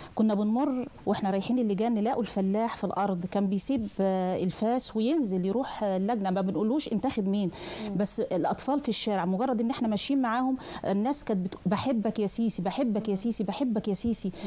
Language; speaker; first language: Arabic; native; Arabic